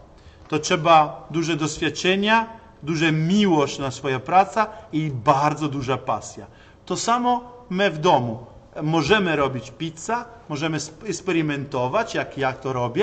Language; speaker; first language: Polish; non-native, learner; Italian